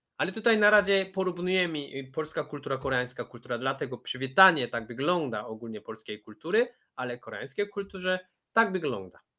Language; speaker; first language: Polish; non-native, fluent; Korean